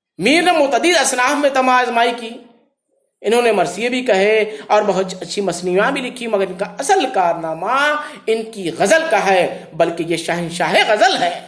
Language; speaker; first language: Urdu; native; Urdu